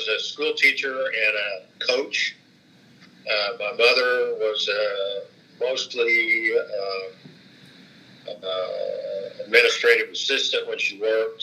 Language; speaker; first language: English; native; English